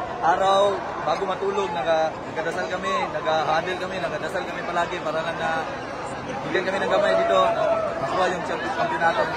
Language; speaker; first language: Filipino; non-native, local second language; Cebuano